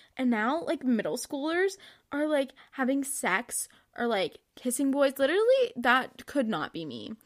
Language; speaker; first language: English; native; English